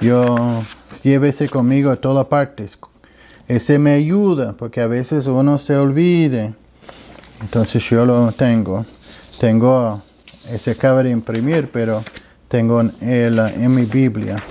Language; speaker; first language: Spanish; non-native, learner; English